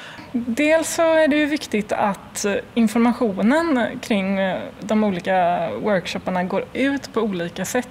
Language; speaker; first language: Swedish; native; Swedish